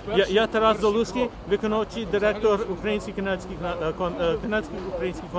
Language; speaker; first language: Ukrainian; early bilingual, heritage; Ukrainian